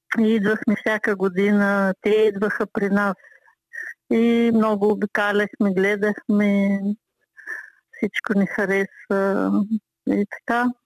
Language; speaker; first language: Bulgarian; early bilingual, heritage; Bulgarian